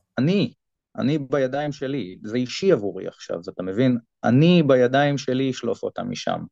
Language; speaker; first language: Hebrew; native; Hebrew